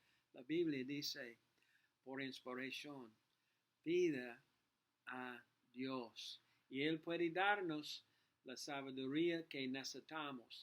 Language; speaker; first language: Spanish; non-native, learner; English